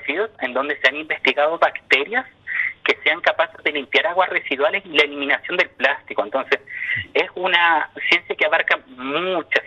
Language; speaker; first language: Spanish; native; Spanish